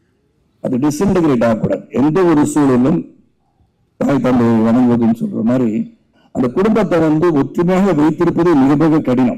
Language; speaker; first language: Tamil; native; Tamil